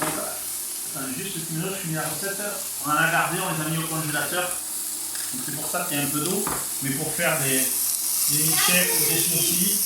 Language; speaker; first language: French; native; French